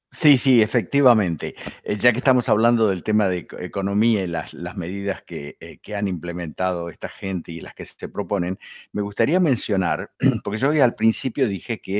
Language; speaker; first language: Spanish; native; Spanish